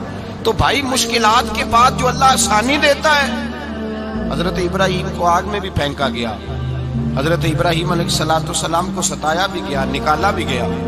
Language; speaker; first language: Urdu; non-native, local second language; Punjabi